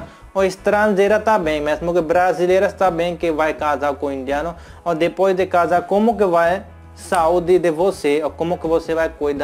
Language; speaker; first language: Portuguese; non-native, learner; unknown